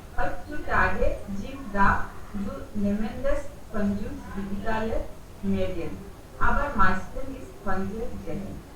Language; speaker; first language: German; non-native, learner; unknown